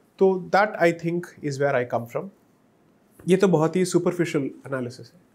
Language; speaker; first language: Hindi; non-native, local second language; Tamil